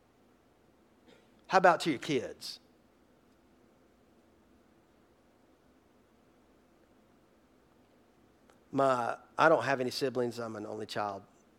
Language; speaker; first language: English; native; English